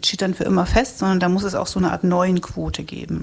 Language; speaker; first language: German; native; German